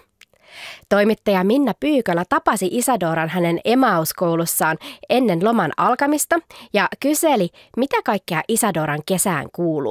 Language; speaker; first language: Finnish; native; Finnish